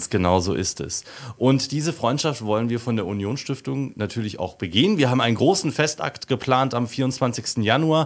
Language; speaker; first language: German; native; German